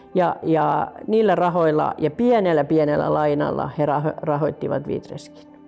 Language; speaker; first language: Finnish; native; Finnish